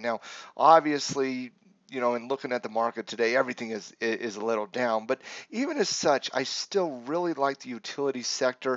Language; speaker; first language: English; native; English